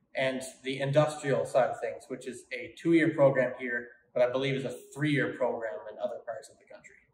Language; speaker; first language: English; native; English